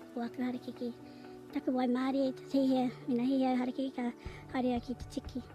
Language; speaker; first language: Māori; native; Māori